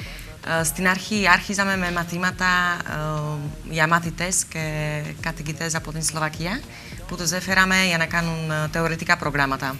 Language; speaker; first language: Greek; non-native, learner; Slovak